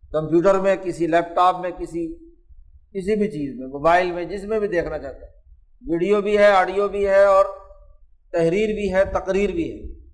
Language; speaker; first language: Urdu; non-native, local second language; Punjabi